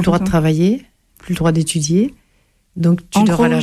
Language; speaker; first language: French; native; French